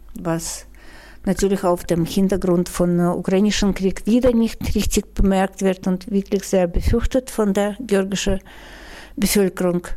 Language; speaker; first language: German; non-native, fluent; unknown